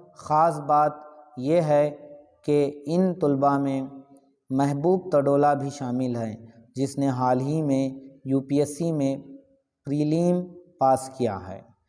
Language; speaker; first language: Urdu; native; Urdu